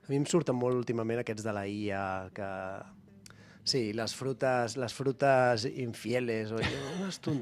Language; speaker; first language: Catalan; native; Catalan